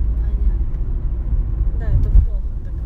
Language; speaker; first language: Russian; non-native, learner; Chinese